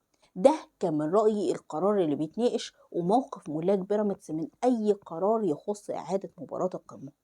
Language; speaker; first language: Arabic; native; Arabic